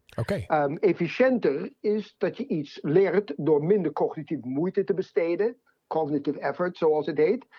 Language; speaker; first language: Dutch; non-native, fluent; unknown